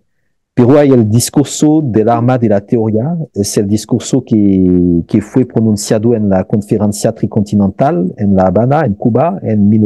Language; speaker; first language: Spanish; non-native, fluent; French